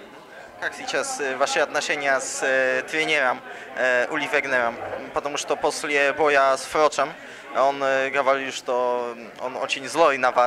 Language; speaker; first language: Russian; non-native, fluent; Polish